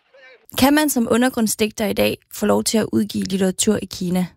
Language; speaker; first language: Danish; native; Danish